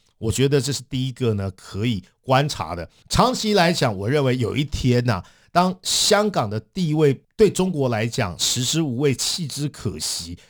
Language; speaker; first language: Chinese; native; Chinese